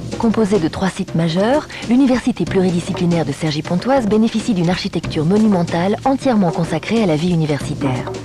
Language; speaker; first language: French; native; French